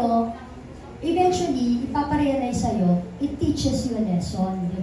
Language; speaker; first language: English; non-native, local second language; Filipino